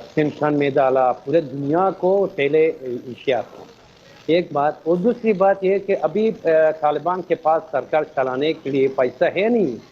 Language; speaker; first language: Hindi; non-native, fluent; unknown